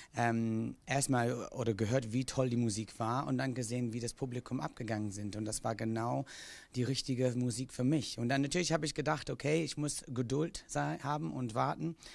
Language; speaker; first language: German; non-native, fluent; English